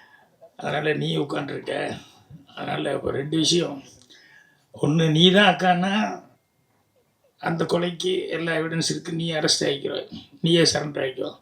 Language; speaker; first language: Tamil; native; Tamil